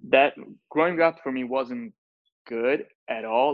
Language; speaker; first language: English; non-native, fluent; Italian